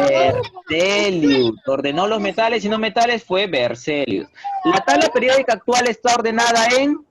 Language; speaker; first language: Spanish; native; Spanish